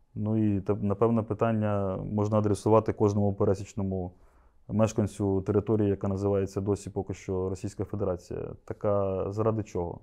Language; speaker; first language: Ukrainian; native; Ukrainian